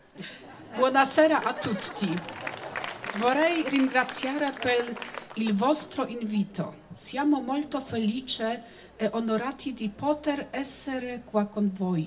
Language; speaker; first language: Italian; non-native, learner; Polish